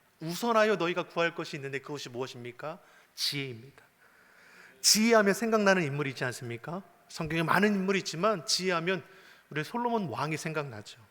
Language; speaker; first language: Korean; native; Korean